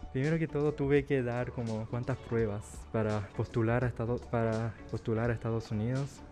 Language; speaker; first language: Spanish; early bilingual, other home language; Chinese